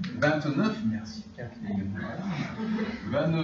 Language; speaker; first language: French; non-native, fluent; English